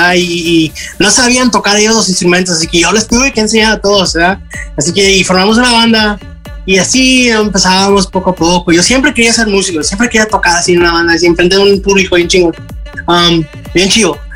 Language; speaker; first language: Spanish; early bilingual, heritage; Spanish